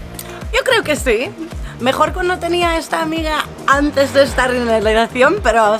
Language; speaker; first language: Spanish; non-native, fluent; Dutch